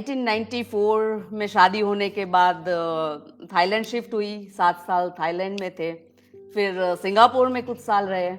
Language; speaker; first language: Hindi; non-native, local second language; Gujarati